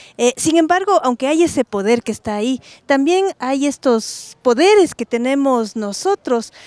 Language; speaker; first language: Spanish; native; Spanish